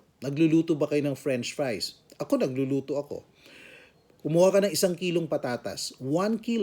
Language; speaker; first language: Filipino; native; Filipino